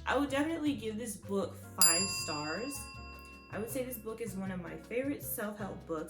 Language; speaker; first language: English; native; English